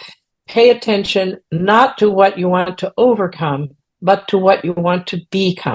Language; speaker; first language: English; native; English